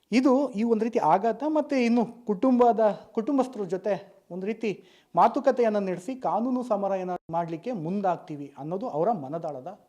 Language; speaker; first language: Kannada; native; Kannada